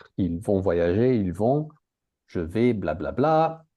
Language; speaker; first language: French; native; French